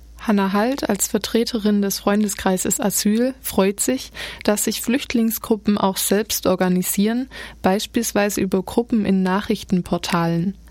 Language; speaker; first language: German; native; German